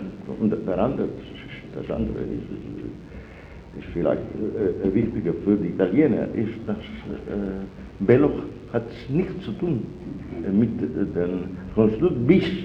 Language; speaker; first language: German; non-native, fluent; Italian